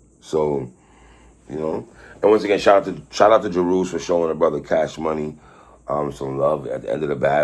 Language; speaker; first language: English; native; English